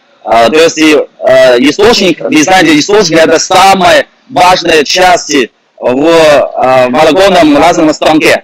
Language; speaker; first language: Russian; non-native, fluent; Chinese